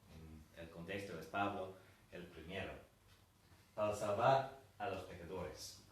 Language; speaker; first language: Spanish; non-native, fluent; English